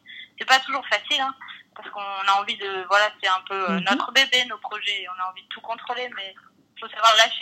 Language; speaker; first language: French; native; French